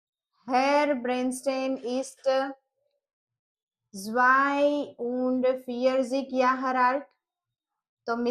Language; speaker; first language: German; non-native, learner; Gujarati